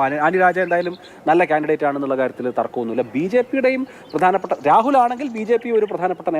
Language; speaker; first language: Malayalam; native; Malayalam